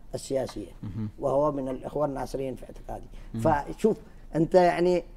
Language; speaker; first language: Arabic; native; Arabic